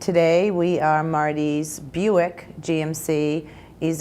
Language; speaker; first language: English; native; English